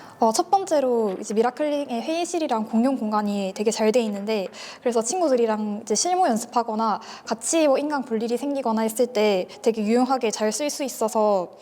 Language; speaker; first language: Korean; native; Korean